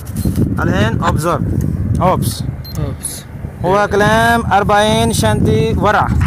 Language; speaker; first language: Arabic; non-native, learner; Punjabi